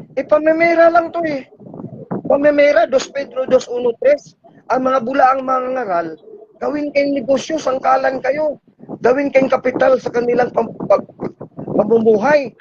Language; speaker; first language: Filipino; non-native, local second language; Cebuano